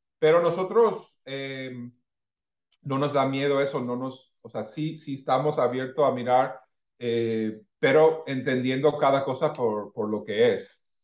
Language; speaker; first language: Spanish; non-native, fluent; English